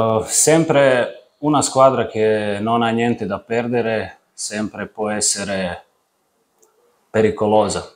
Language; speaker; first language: Italian; non-native, learner; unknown